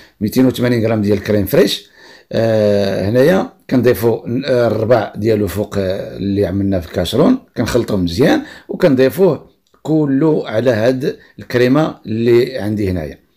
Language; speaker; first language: Arabic; native; Arabic